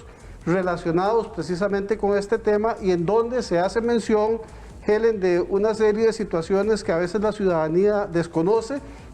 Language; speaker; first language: Spanish; native; Spanish